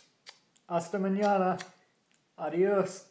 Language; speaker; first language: Spanish; non-native, learner; English